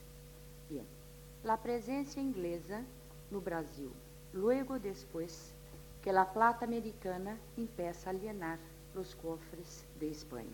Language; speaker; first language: Spanish; non-native, fluent; Portuguese